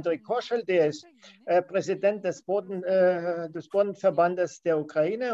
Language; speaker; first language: German; non-native, fluent; Ukrainian